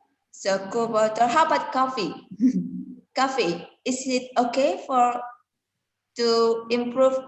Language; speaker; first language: English; non-native, learner; Indonesian